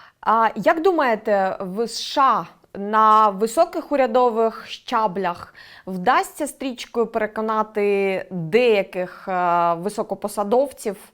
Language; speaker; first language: Ukrainian; native; Ukrainian